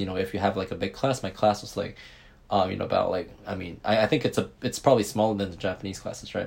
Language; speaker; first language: English; early bilingual, other home language; Japanese